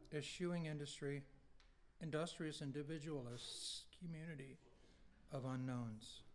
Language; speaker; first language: English; native; English